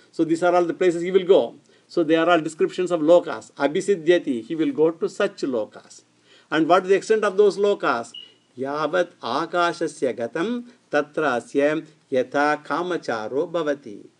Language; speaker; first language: English; non-native, local second language; Tamil